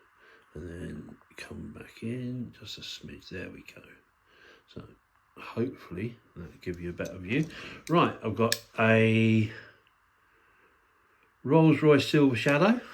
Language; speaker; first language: English; native; English